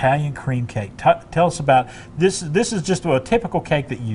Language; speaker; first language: English; native; English